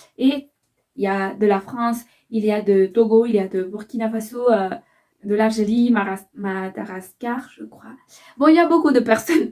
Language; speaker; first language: French; non-native, fluent; Spanish